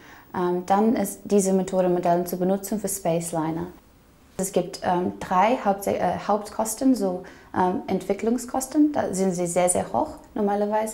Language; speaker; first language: German; non-native, fluent; English